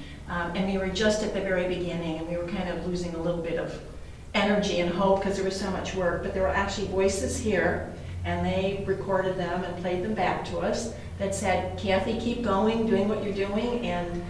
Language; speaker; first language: English; native; English